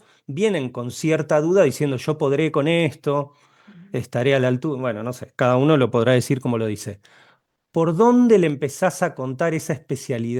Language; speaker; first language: Spanish; native; Spanish